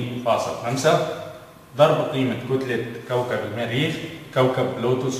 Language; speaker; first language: Arabic; native; Arabic